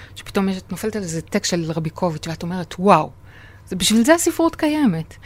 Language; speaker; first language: Hebrew; native; Hebrew